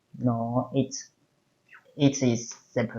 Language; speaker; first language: English; non-native, learner; Chinese